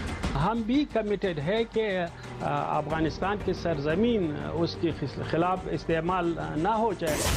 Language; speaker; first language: Hindi; non-native, fluent; Pashto